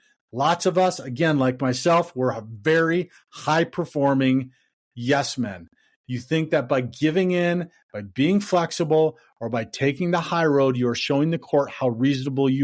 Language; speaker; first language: English; native; English